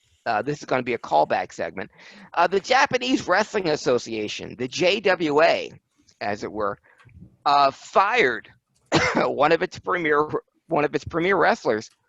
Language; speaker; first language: English; native; English